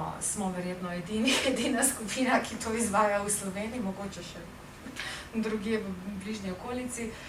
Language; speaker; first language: Slovenian; non-native, fluent; Albanian